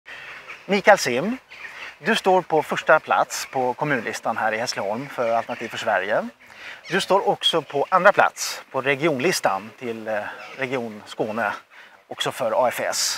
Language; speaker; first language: Swedish; native; Swedish